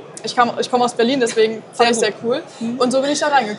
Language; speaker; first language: German; native; German